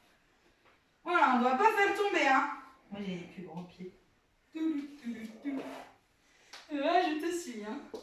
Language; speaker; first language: French; native; French